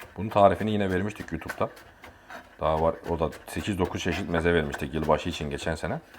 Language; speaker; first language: Turkish; native; Turkish